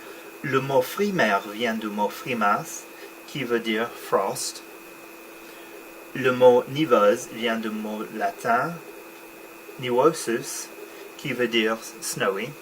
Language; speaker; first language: French; non-native, learner; English